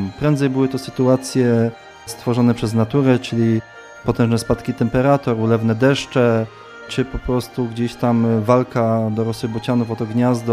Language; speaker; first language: Polish; native; Polish